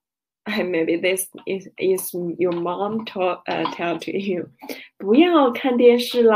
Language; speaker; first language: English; non-native, learner; Chinese